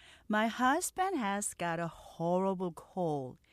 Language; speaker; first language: English; non-native, fluent; Korean